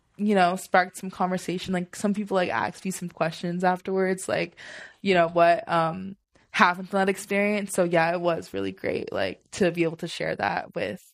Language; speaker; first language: English; early bilingual, other home language; Yoruba